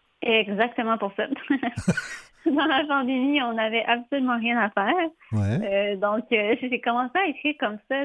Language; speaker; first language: French; native; French